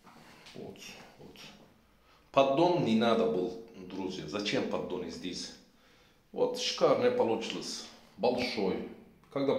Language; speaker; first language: Russian; non-native, local second language; Turkish